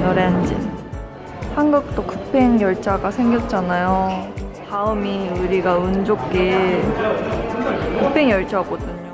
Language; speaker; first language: Korean; non-native, fluent; Japanese